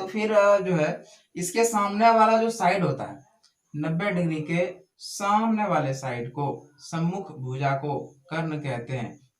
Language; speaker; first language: Hindi; native; Hindi